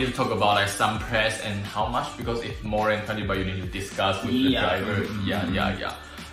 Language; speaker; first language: English; non-native, learner; Chinese